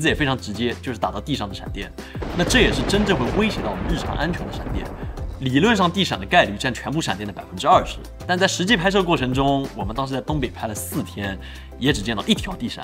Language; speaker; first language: Chinese; native; Chinese